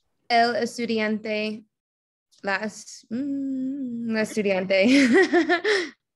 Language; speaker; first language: Spanish; non-native, learner; English